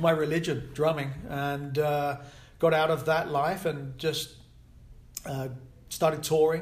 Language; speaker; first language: English; native; English